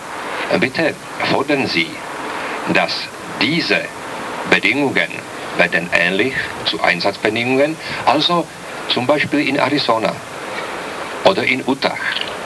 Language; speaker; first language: German; non-native, learner; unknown